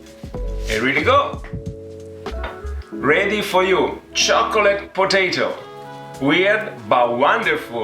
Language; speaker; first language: English; non-native, fluent; Italian